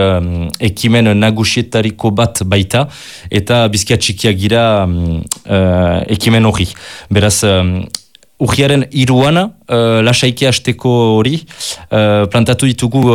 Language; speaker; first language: Basque; native; Basque